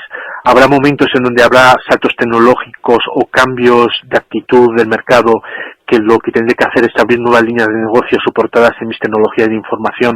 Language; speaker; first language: Spanish; native; Spanish